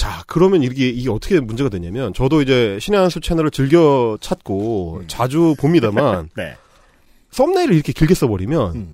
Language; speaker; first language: Korean; native; Korean